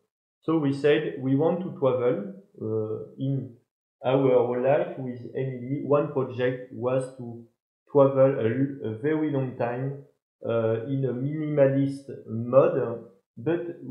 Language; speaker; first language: English; non-native, learner; French